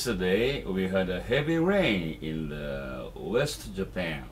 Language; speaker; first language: English; non-native, fluent; Japanese